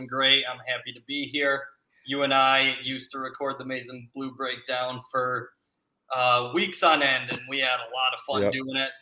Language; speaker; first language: English; native; English